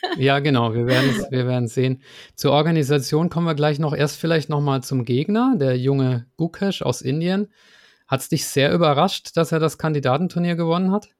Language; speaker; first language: German; native; German